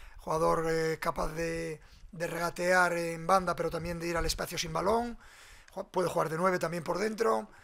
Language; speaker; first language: Spanish; native; Spanish